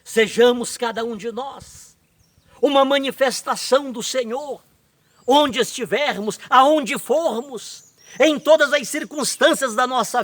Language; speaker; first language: Portuguese; native; Portuguese